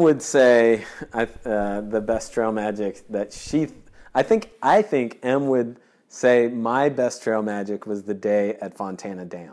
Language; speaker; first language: English; native; English